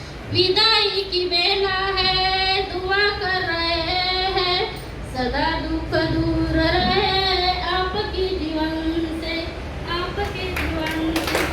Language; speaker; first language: Hindi; non-native, local second language; Marathi